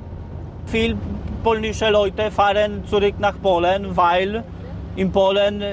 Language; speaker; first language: German; non-native, learner; Polish